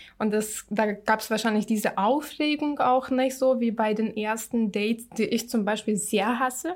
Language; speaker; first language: German; non-native, fluent; Ukrainian